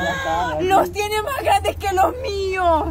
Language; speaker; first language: Spanish; native; Spanish